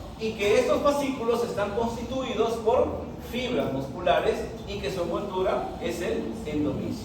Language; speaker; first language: Spanish; native; Spanish